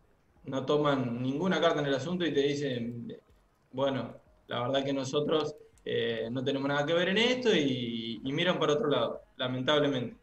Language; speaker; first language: Spanish; native; Spanish